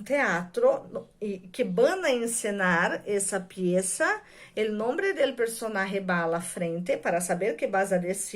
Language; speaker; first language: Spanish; non-native, fluent; Portuguese